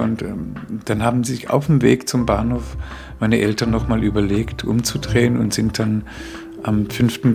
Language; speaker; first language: German; early bilingual, other home language; Spanish